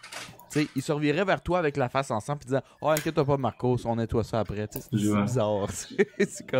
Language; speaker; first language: French; native; French